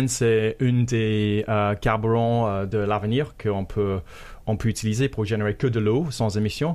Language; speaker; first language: French; non-native, fluent; English